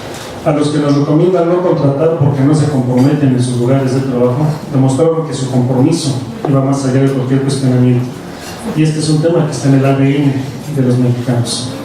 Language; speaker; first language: Spanish; native; Spanish